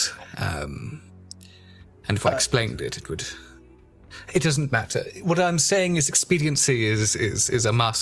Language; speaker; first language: English; native; English